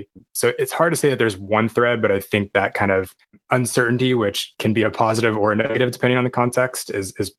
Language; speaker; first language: English; native; English